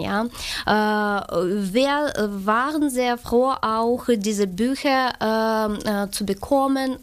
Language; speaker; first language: German; non-native, fluent; Ukrainian